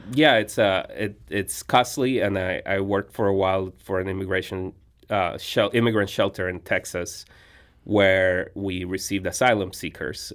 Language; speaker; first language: English; non-native, fluent; Spanish